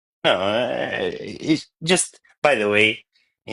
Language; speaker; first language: English; non-native, learner; Bulgarian